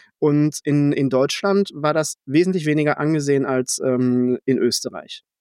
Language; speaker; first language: German; native; German